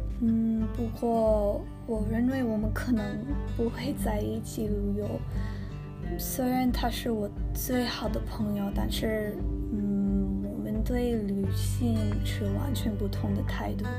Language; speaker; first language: Chinese; non-native, learner; English